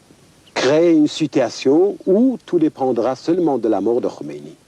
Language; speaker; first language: French; non-native, fluent; Kurdish